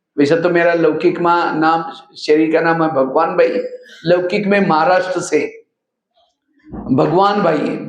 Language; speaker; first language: Hindi; non-native, local second language; Marathi